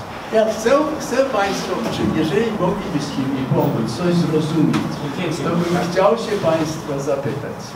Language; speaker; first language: Polish; non-native, fluent; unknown